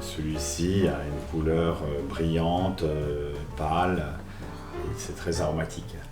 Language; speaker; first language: French; native; French